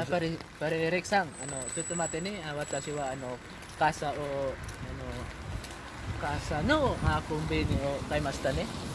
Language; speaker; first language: Japanese; non-native, learner; Cebuano